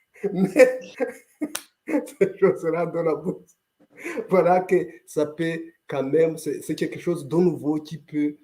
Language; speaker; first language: French; non-native, local second language; Kinyarwanda